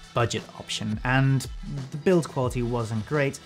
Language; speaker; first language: English; native; English